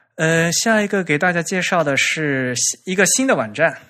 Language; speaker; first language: Chinese; native; Chinese